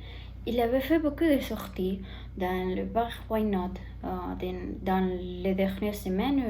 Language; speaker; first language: French; non-native, learner; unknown